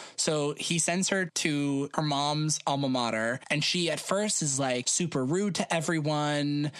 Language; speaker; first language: English; native; English